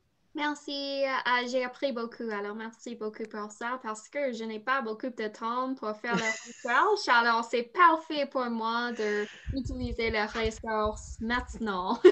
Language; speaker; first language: French; non-native, learner; English